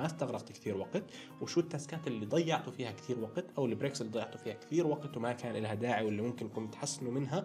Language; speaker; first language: Arabic; native; Arabic